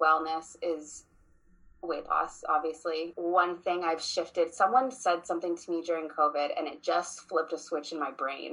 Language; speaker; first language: English; native; English